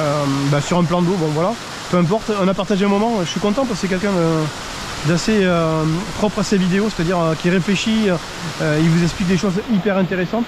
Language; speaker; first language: French; native; French